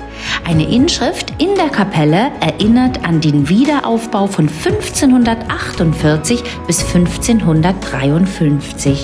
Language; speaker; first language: German; native; German